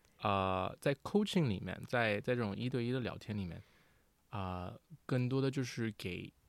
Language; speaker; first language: Chinese; early bilingual, heritage; Chinese